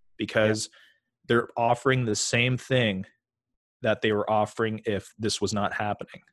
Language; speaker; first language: English; native; English